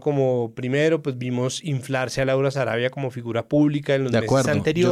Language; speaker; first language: Spanish; native; Spanish